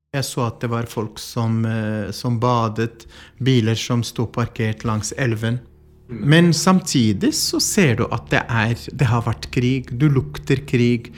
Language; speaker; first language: Norwegian; non-native, fluent; Arabic